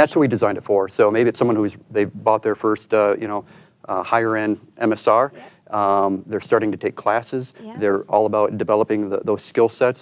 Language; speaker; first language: English; native; English